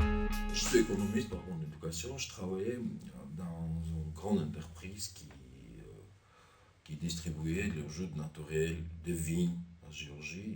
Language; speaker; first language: French; non-native, learner; Armenian